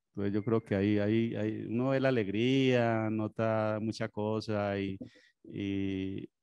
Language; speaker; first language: Spanish; native; Spanish